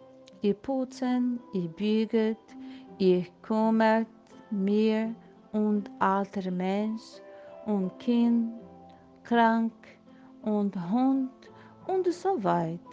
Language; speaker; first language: German; non-native, learner; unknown